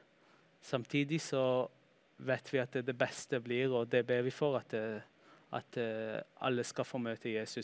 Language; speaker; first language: Norwegian; early bilingual, heritage; Norwegian